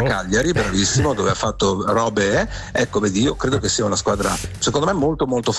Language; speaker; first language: Italian; native; Italian